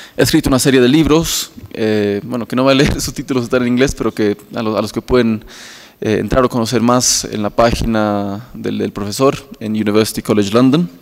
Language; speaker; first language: Spanish; native; Spanish